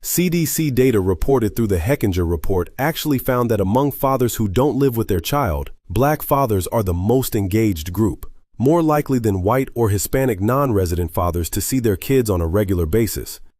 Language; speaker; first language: English; native; English